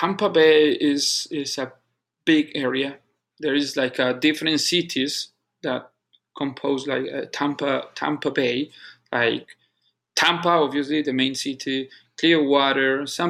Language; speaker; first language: English; non-native, fluent; Spanish